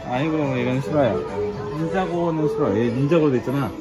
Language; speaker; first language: Korean; native; Korean